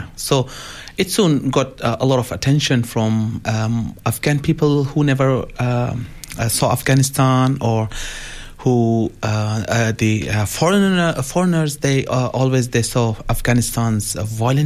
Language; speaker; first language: English; non-native, local second language; Hazaragi